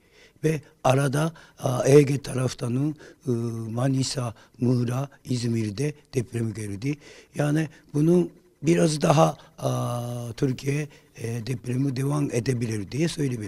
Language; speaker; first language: Turkish; non-native, learner; Japanese